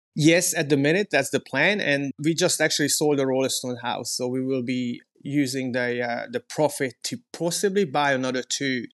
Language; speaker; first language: English; non-native, fluent; Hungarian